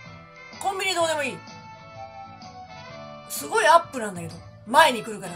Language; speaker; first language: Japanese; native; Japanese